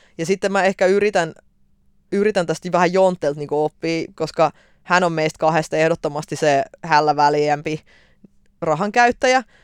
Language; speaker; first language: Finnish; early bilingual, other home language; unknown